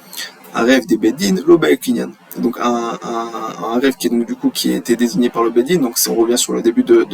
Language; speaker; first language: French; native; French